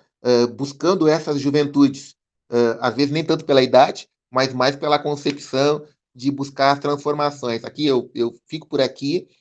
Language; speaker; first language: Portuguese; native; Portuguese